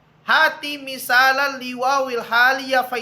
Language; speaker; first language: Arabic; non-native, fluent; Indonesian